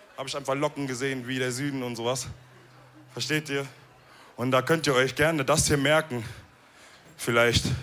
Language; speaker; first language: German; early bilingual, other home language; Wolof